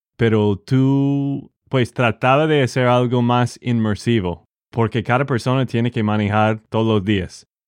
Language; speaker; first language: Spanish; non-native, fluent; English